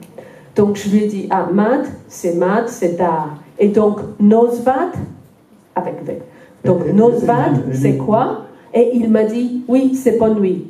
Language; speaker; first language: French; non-native, fluent; Welsh